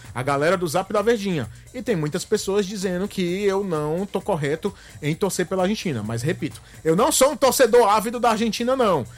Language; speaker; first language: Portuguese; native; Portuguese